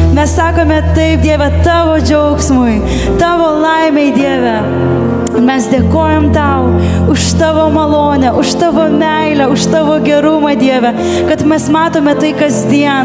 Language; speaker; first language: Lithuanian; native; Lithuanian